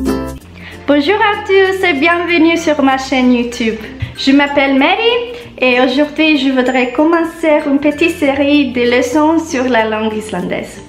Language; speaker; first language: French; non-native, learner; Italian